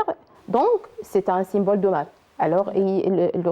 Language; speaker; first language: French; non-native, learner; Arabic